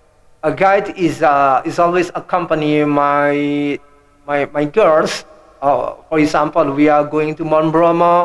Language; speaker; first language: English; non-native, learner; Indonesian